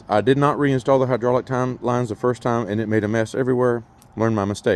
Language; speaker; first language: English; native; English